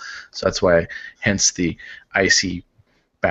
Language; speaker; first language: English; native; English